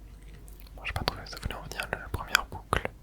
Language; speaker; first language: French; native; French